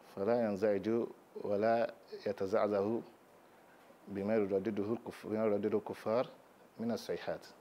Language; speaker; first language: Arabic; non-native, fluent; Yoruba